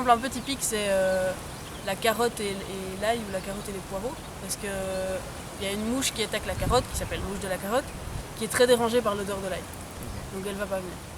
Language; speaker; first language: French; native; French